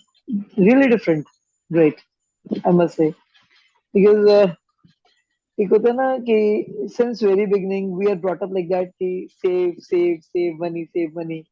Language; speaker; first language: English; non-native, local second language; Hindi